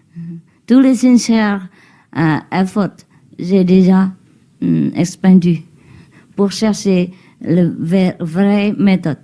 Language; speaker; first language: French; non-native, learner; Vietnamese